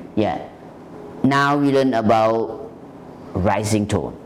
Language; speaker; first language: English; non-native, learner; Thai